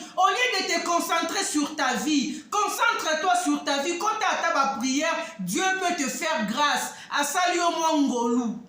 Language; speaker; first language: French; non-native, local second language; Lingala